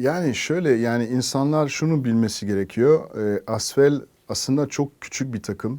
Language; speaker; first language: Turkish; non-native, fluent; French